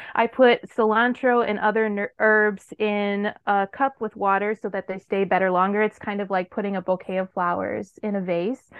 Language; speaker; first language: English; native; English